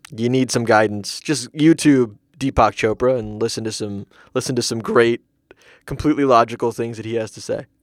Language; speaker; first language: English; early bilingual, other home language; Hindi